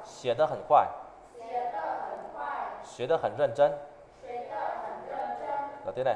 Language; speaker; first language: Chinese; non-native, fluent; Vietnamese